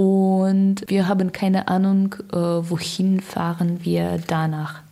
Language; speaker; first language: German; non-native, learner; Russian